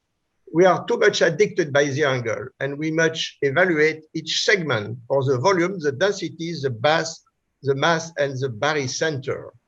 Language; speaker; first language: English; non-native, fluent; French